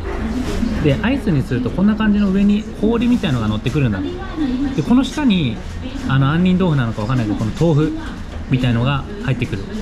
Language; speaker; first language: Japanese; native; Japanese